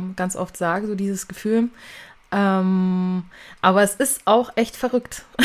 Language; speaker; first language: German; native; German